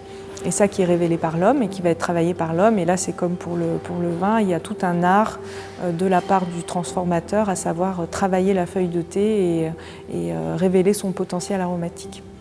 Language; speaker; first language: French; native; French